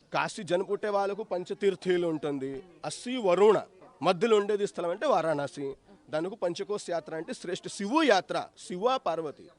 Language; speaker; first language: Telugu; non-native, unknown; Hindi